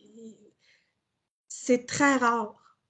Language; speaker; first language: French; native; French